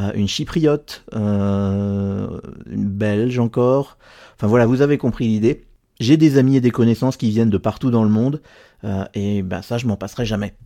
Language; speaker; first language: French; native; French